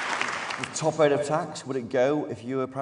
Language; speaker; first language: English; native; English